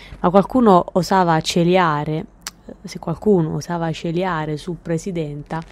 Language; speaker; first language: Italian; native; Italian